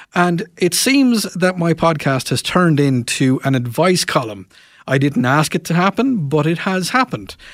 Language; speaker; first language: English; non-native, local second language; Irish